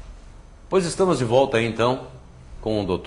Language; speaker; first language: Portuguese; native; Portuguese